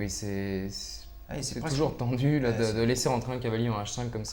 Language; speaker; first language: French; native; French